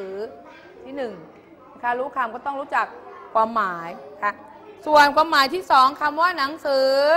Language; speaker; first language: Thai; native; Thai